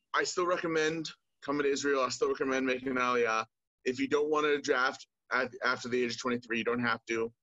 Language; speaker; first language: English; native; English